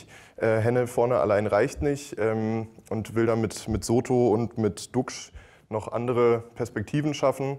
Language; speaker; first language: German; native; German